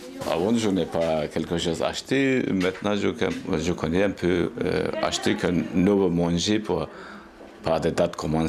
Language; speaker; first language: French; non-native, learner; Turkish